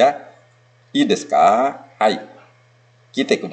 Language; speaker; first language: Japanese; non-native, fluent; Indonesian